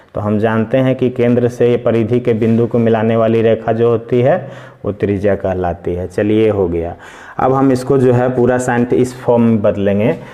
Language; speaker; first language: Hindi; native; Hindi